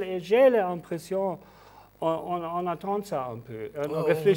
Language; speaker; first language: French; non-native, learner; German